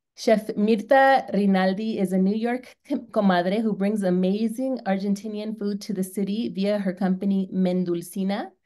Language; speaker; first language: English; native; English